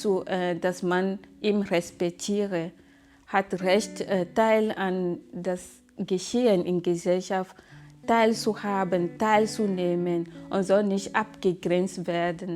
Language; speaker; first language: German; non-native, fluent; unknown